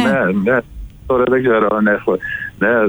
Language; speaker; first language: Greek; non-native, fluent; Dutch